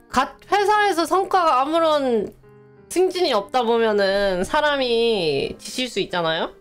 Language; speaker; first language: Korean; early bilingual, heritage; Korean